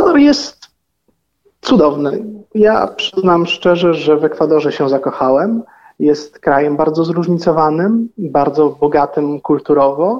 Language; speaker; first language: Polish; native; Polish